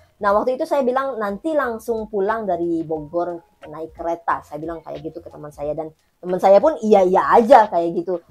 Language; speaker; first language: Indonesian; native; Indonesian